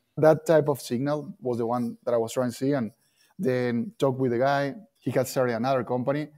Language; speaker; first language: English; non-native, fluent; Spanish